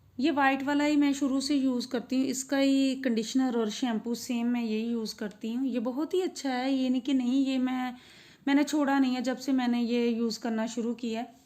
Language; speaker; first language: Urdu; non-native, local second language; Punjabi